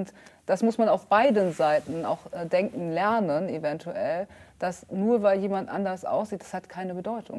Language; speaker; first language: German; native; German